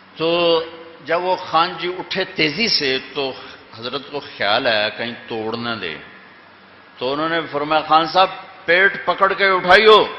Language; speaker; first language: Urdu; non-native, local second language; Punjabi